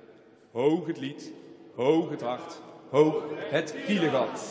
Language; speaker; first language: Dutch; native; Dutch